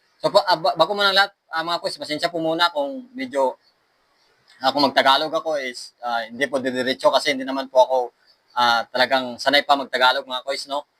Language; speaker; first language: Filipino; non-native, local second language; Aklanon